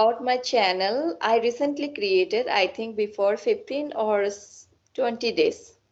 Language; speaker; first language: English; non-native, learner; Assamese